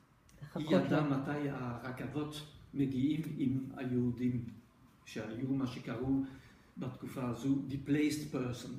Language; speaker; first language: Hebrew; non-native, fluent; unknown